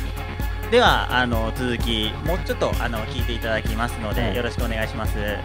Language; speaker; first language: Japanese; native; Japanese